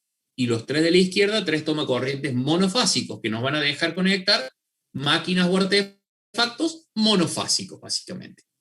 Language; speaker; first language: Spanish; native; Spanish